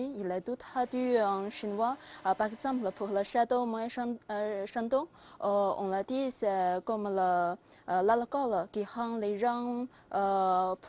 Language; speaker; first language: French; non-native, learner; Chinese